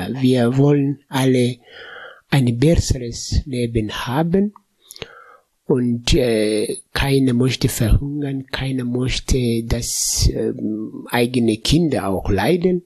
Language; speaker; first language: German; non-native, fluent; Swahili